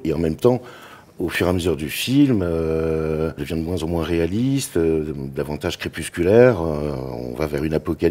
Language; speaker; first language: French; native; French